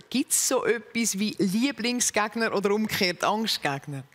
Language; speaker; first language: German; native; German